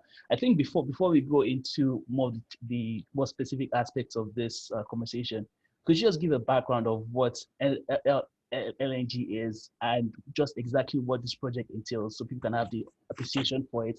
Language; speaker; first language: English; non-native, local second language; Yoruba